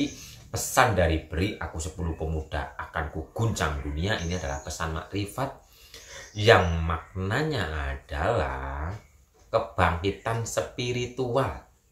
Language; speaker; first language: Indonesian; native; Indonesian